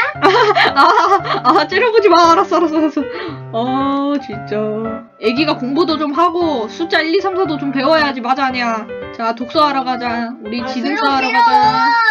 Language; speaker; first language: Korean; native; Korean